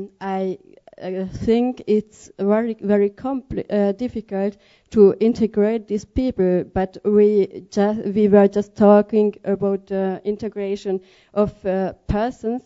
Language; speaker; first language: English; non-native, learner; Hungarian